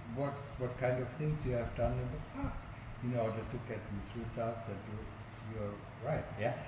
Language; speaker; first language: English; non-native, fluent; German